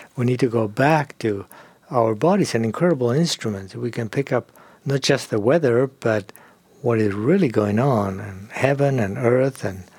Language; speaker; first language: English; non-native, fluent; Spanish